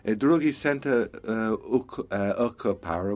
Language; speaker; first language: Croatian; non-native, learner; English